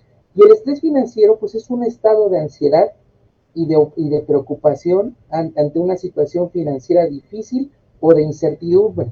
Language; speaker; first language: Spanish; native; Spanish